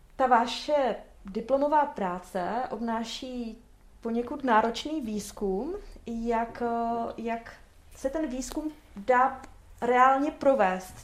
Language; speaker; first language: Czech; native; Czech